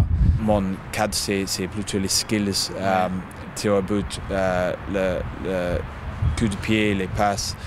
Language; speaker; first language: French; non-native, fluent; English